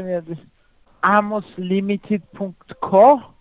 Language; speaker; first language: German; non-native, fluent; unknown